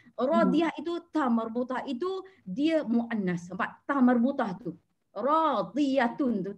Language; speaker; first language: Malay; native; Malay